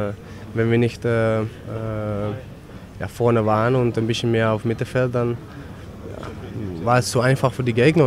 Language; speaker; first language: German; non-native, fluent; Dutch